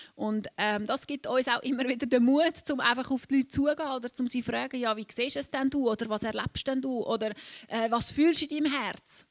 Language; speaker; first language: German; native; German